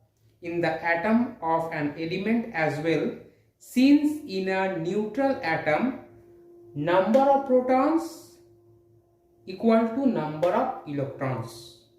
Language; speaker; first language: English; non-native, local second language; Hindi